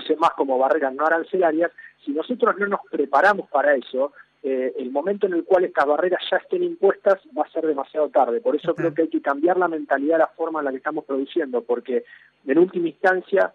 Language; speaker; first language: Spanish; native; Spanish